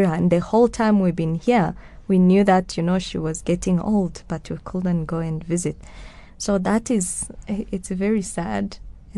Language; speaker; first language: English; non-native, local second language; Kinyarwanda